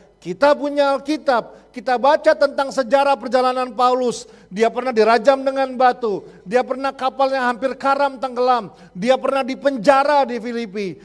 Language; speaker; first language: Indonesian; native; Indonesian